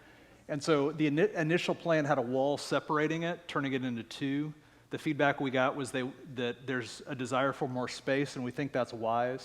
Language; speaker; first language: English; native; English